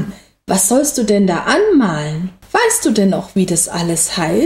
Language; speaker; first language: German; native; German